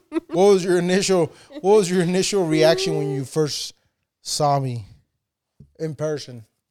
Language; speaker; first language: English; early bilingual, other home language; Spanish